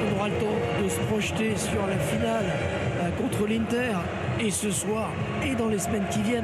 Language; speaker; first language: French; native; French